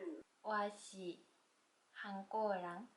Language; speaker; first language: Chinese; non-native, learner; Korean